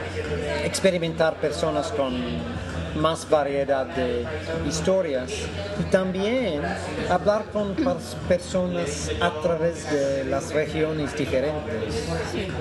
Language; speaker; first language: Spanish; non-native, fluent; English